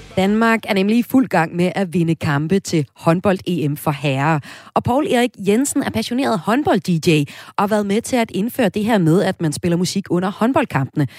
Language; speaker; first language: Danish; native; Danish